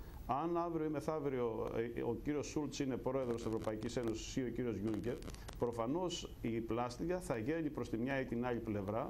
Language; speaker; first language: Greek; native; Greek